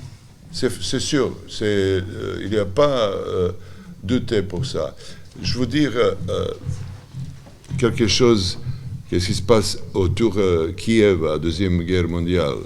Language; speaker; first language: French; non-native, learner; Serbian